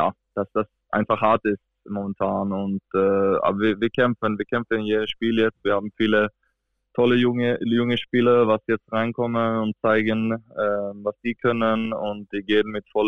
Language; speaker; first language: German; non-native, fluent; Swedish